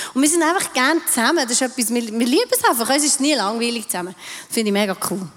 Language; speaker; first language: German; native; German